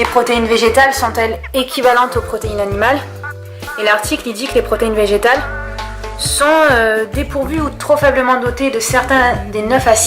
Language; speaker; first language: French; native; French